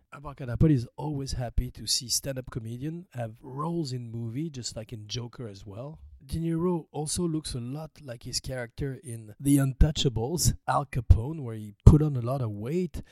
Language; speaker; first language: English; non-native, fluent; French